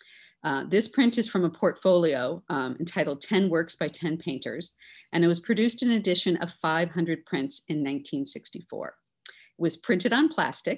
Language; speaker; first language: English; native; English